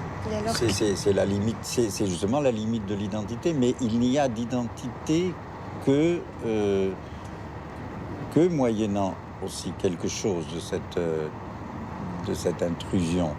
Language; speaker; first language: French; native; French